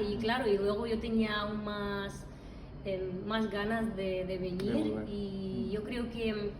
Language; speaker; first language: Spanish; non-native, fluent; Russian